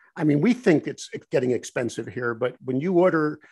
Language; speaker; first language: English; native; English